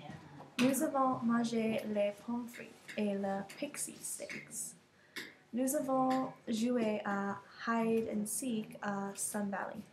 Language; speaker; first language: French; non-native, learner; English